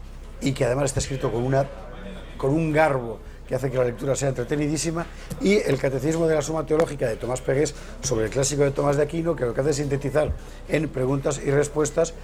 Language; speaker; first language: Spanish; native; Spanish